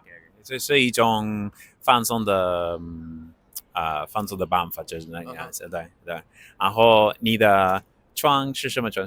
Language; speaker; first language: Chinese; non-native, learner; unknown